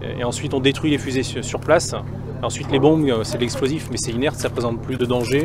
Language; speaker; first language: French; native; French